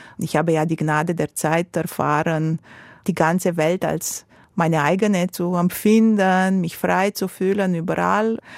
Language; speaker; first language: German; non-native, fluent; Romanian